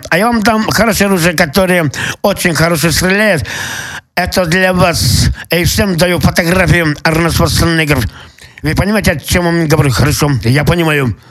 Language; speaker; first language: Russian; non-native, local second language; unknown